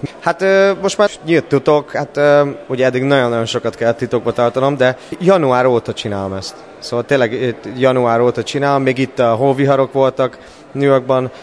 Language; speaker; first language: Hungarian; early bilingual, other home language; English